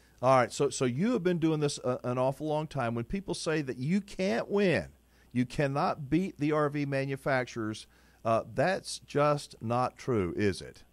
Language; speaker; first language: English; native; English